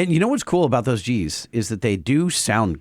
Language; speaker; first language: English; native; English